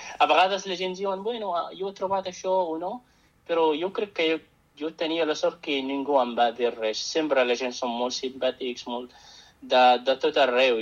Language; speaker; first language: Catalan; non-native, fluent; Arabic